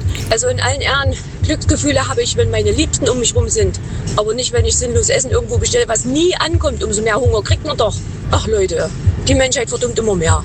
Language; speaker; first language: German; native; German